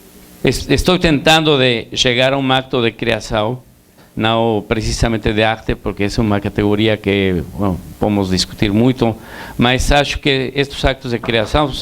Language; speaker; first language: Portuguese; non-native, learner; Spanish